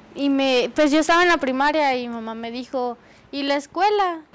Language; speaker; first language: Spanish; native; Spanish